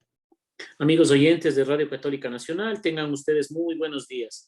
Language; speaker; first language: Spanish; native; Spanish